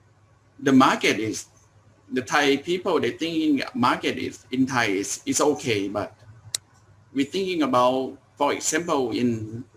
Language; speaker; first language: English; non-native, learner; Thai